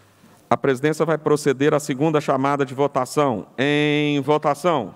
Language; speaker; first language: Portuguese; native; Portuguese